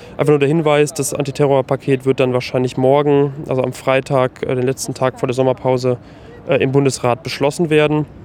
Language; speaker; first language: German; native; German